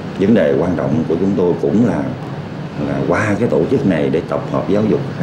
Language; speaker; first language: Vietnamese; native; Vietnamese